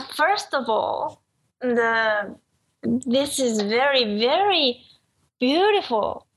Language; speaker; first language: English; non-native, learner; Japanese